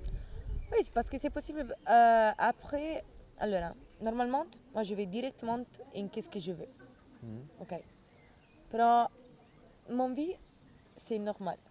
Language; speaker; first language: French; non-native, learner; Italian